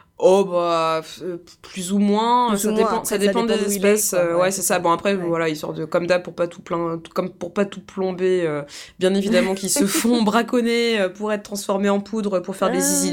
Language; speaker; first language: French; native; French